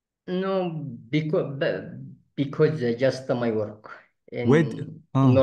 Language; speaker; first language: English; non-native, learner; Arabic